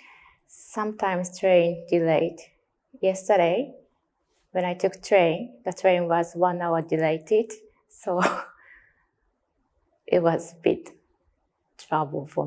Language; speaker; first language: English; non-native, learner; Japanese